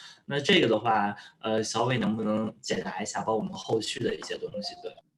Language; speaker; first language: Chinese; native; Chinese